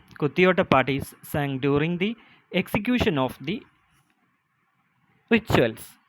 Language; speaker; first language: English; non-native, local second language; Malayalam